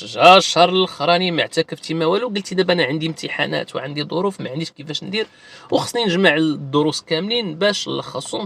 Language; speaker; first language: Arabic; native; Arabic